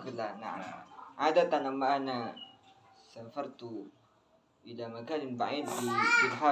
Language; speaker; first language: Arabic; non-native, learner; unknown